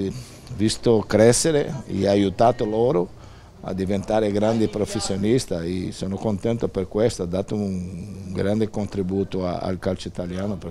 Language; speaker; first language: Italian; non-native, fluent; Portuguese